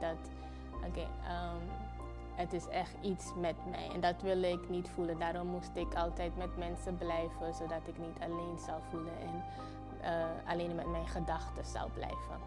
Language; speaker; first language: Dutch; non-native, fluent; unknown